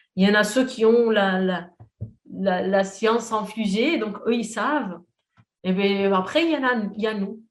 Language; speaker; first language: French; non-native, fluent; Portuguese